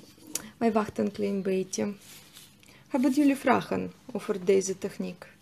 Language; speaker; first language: Dutch; non-native, learner; Russian